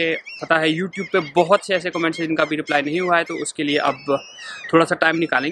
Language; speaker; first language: Hindi; native; Hindi